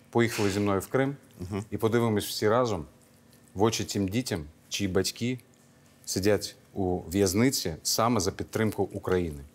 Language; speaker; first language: Ukrainian; non-native, local second language; Crimean Tatar